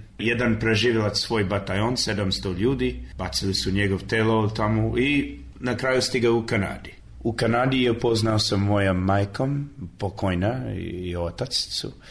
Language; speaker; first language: Serbian; early bilingual, heritage; Serbian